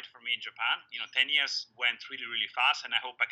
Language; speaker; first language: English; non-native, fluent; Italian